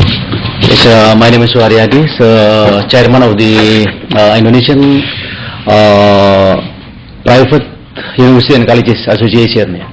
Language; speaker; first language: English; non-native, learner; Indonesian